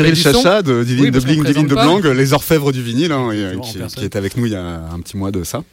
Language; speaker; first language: French; native; French